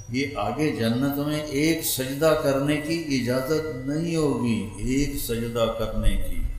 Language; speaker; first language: Urdu; non-native, local second language; Punjabi